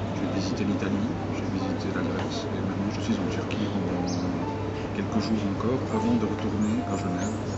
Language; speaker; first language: French; non-native, local second language; Arabic